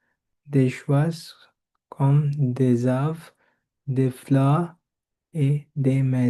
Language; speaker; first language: French; non-native, learner; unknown